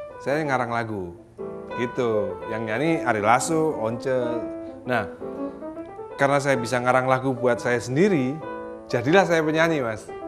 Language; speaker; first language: Indonesian; native; Indonesian